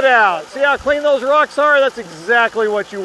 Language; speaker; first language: English; native; English